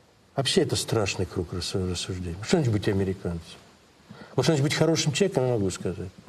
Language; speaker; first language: Russian; native; Russian